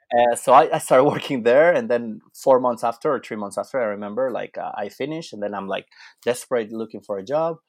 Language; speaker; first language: English; non-native, fluent; Spanish